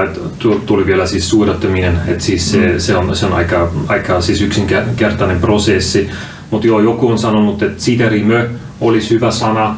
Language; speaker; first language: Finnish; non-native, fluent; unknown